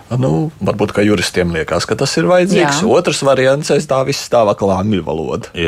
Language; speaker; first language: Latvian; native; Latvian